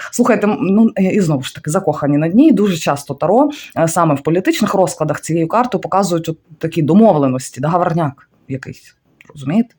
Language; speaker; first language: Ukrainian; non-native, local second language; Russian